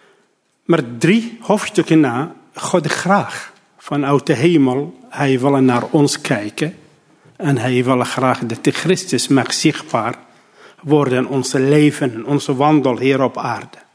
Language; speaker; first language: Dutch; non-native, learner; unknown